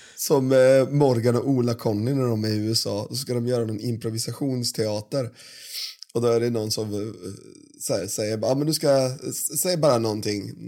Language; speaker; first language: Swedish; native; Swedish